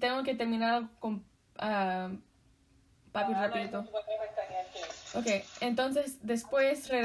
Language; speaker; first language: Spanish; early bilingual, heritage; Spanish